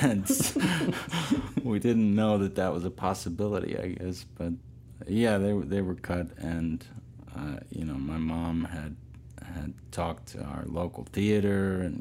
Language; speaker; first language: English; native; English